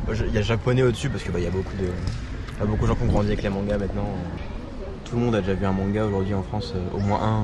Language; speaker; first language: French; native; French